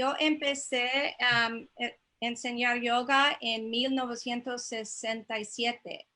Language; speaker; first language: Spanish; non-native, learner; English